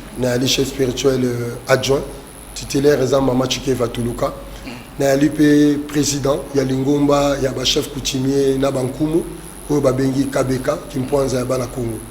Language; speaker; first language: Lingala; non-native, local second language; Kongo